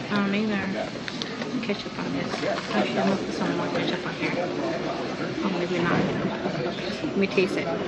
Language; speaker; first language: English; non-native, learner; Thai